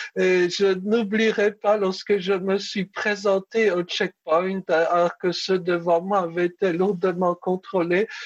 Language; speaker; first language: French; early bilingual, other home language; Czech